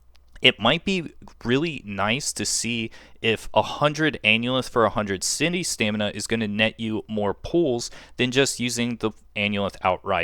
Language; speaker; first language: English; native; English